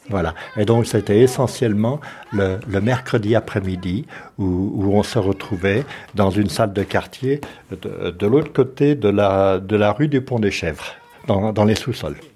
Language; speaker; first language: French; native; French